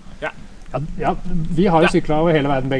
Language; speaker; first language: Norwegian; native; Norwegian